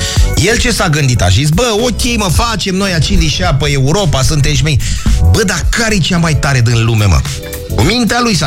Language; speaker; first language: Romanian; native; Romanian